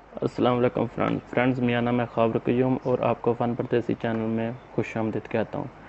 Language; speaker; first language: Urdu; non-native, local second language; Punjabi